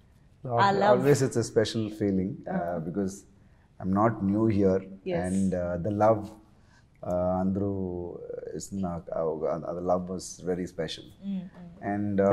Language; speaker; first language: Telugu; non-native, learner; Tamil